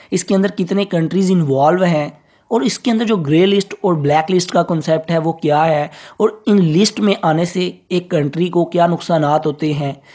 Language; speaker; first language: Urdu; native; Urdu